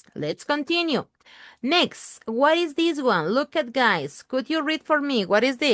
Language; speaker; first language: English; non-native, learner; Spanish